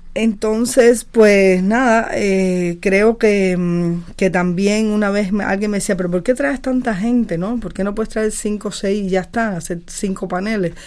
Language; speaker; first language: Spanish; native; Spanish